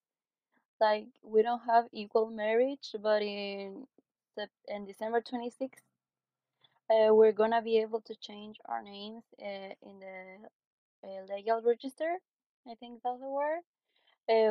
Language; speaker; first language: English; non-native, fluent; Spanish